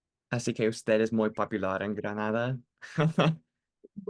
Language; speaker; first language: Spanish; non-native, learner; English